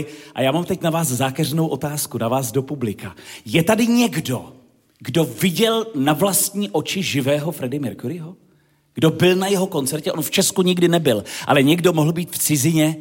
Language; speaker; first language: Czech; native; Czech